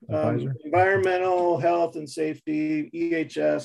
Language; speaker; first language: English; native; English